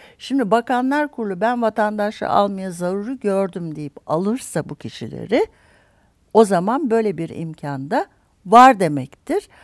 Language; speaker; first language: Turkish; native; Turkish